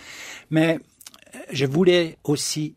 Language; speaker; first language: French; non-native, local second language; German